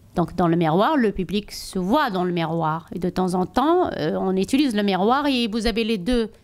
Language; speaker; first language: French; non-native, local second language; Tachelhit